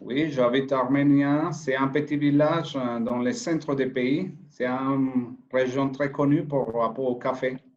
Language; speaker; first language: French; non-native, fluent; Spanish